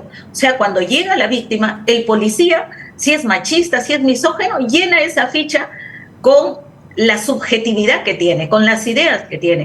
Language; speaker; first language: Spanish; native; Spanish